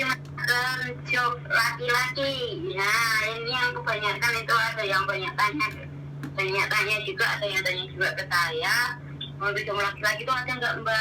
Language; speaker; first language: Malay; non-native, local second language; Javanese